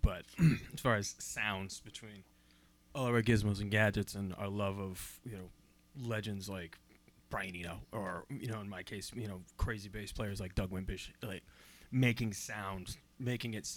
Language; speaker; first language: English; native; English